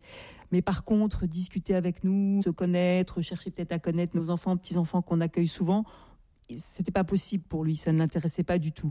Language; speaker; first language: French; native; French